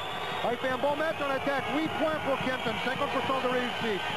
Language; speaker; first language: French; native; French